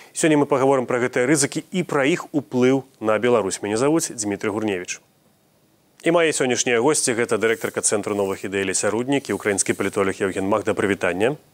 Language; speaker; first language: Belarusian; native; Belarusian